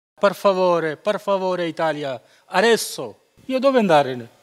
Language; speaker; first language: Italian; non-native, learner; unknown